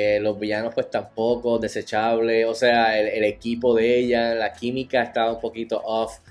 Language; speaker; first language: Spanish; native; Spanish